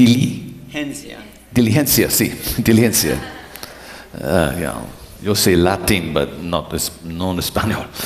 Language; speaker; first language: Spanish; non-native, learner; English